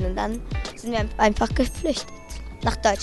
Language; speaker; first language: German; early bilingual, other home language; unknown